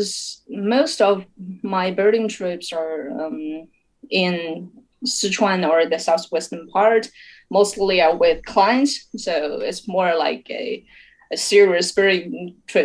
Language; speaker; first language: English; non-native, fluent; Chinese